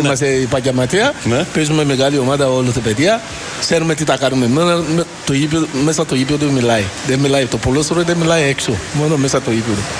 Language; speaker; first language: Greek; non-native, learner; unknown